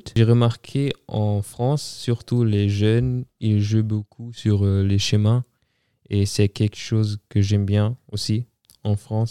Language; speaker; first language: French; non-native, fluent; German